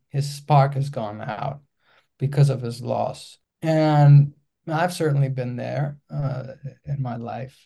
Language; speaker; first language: English; non-native, fluent; Greek